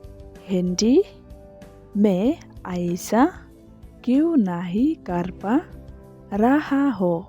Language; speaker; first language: Hindi; non-native, learner; Khasi